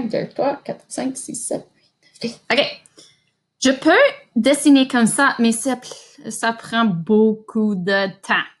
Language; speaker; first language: French; non-native, fluent; English